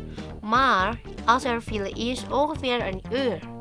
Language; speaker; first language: Dutch; non-native, fluent; Indonesian